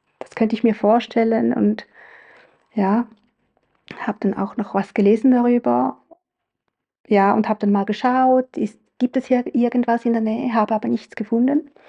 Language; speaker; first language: German; native; German